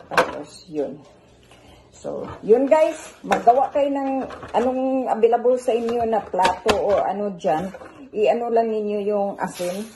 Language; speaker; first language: Filipino; non-native, local second language; Cebuano